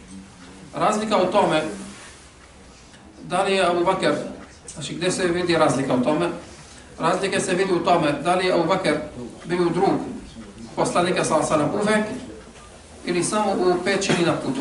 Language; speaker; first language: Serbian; non-native, fluent; Arabic